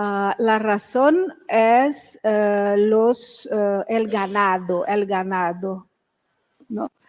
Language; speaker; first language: Spanish; non-native, fluent; Portuguese